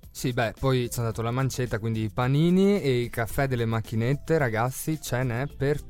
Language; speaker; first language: Italian; native; Italian